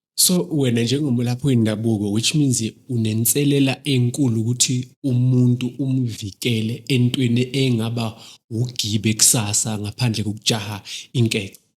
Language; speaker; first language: Zulu; native; Zulu